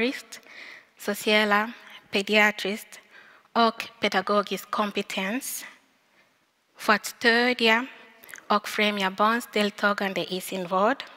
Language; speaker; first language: Swedish; non-native, fluent; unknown